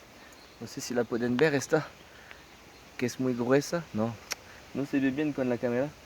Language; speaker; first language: Spanish; non-native, fluent; French